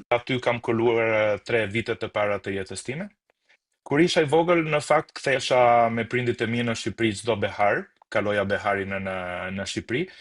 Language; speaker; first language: Albanian; early bilingual, heritage; Albanian